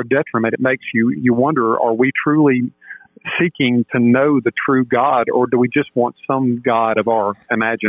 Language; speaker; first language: English; native; English